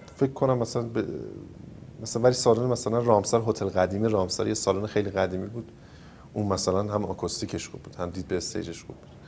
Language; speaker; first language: Persian; native; Persian